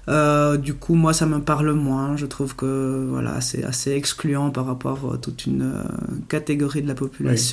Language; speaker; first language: French; non-native, fluent; Greek